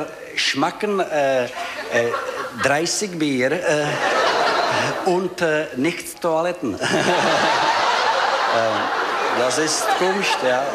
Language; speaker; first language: German; non-native, learner; Czech